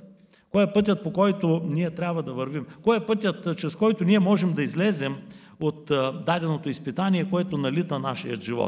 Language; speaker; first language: Bulgarian; native; Bulgarian